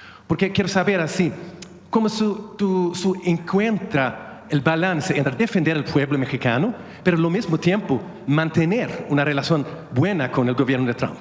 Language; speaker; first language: Spanish; non-native, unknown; Swedish